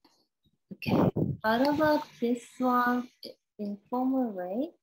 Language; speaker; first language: English; non-native, learner; Korean